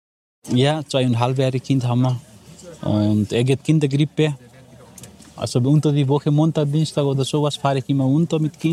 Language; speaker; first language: German; non-native, learner; Nepali